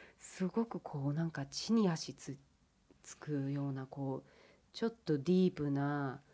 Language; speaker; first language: Japanese; early bilingual, heritage; English